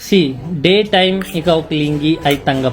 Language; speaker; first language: Filipino; non-native, fluent; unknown